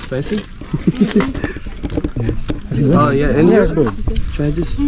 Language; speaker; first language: English; non-native, learner; Vietnamese